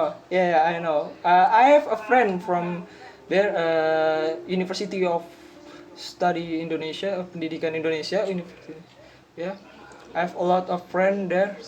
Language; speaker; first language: English; non-native, learner; Indonesian